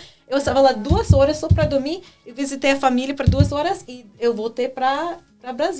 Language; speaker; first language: Portuguese; non-native, fluent; English